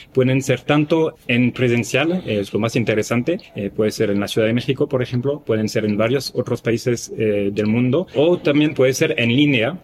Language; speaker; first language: Spanish; non-native, fluent; French